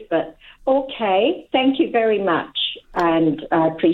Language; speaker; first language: English; native; English